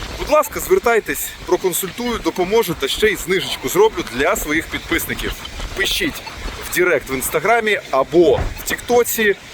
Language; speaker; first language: Ukrainian; non-native, local second language; Russian